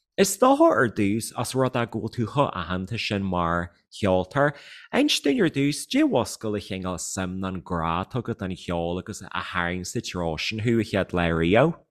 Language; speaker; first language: Irish; native; Irish